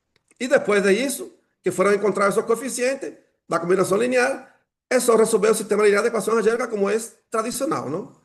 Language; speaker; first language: Portuguese; non-native, fluent; Spanish